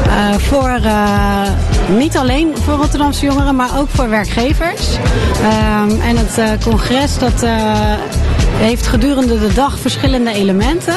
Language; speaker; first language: Dutch; native; Dutch